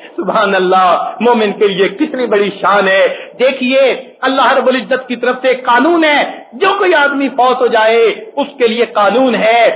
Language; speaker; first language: Urdu; non-native, local second language; Punjabi